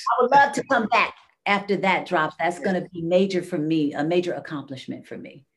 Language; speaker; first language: English; native; English